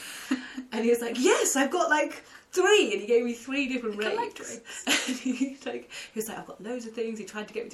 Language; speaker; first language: English; native; English